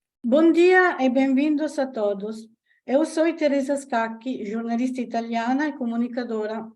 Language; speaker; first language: Portuguese; non-native, learner; Italian